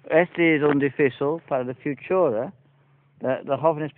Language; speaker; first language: Spanish; non-native, learner; English